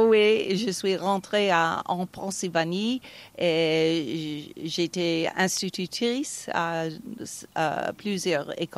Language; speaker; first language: French; non-native, fluent; English